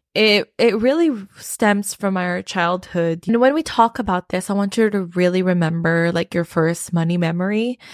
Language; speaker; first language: English; non-native, local second language; Filipino